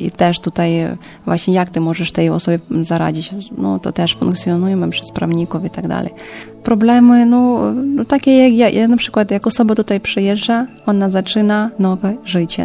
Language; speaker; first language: Polish; non-native, fluent; Ukrainian